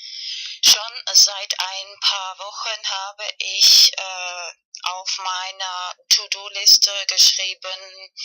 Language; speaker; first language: German; non-native, learner; Spanish